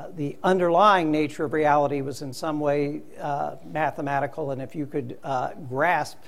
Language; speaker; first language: English; native; English